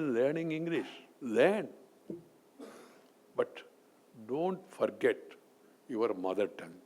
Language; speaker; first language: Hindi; non-native, local second language; Telugu